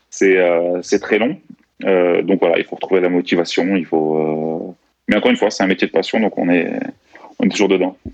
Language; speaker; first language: French; native; French